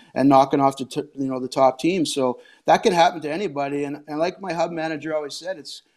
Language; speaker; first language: English; native; English